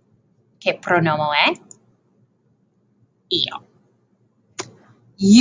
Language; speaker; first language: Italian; non-native, fluent; English